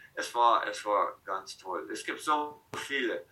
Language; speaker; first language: German; non-native, fluent; English